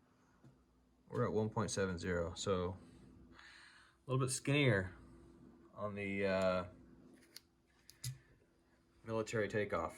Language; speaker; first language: English; native; English